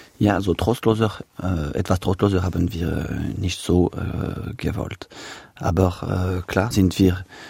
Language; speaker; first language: German; non-native, local second language; French